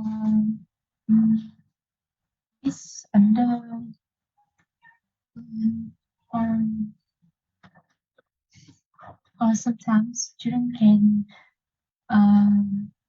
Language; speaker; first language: English; non-native, learner; Vietnamese